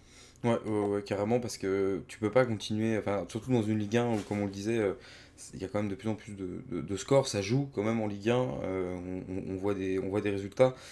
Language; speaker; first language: French; native; French